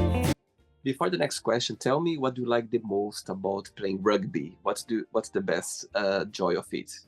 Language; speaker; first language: English; non-native, fluent; Portuguese